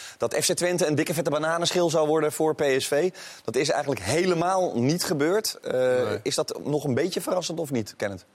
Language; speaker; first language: Dutch; native; Dutch